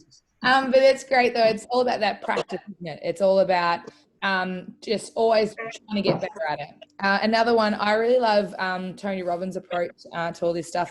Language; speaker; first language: English; native; English